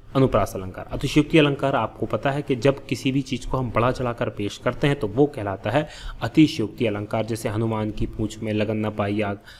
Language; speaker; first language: Hindi; native; Hindi